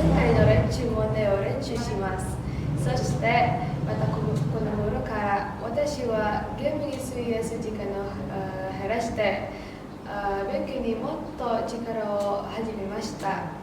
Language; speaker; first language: Japanese; non-native, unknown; Indonesian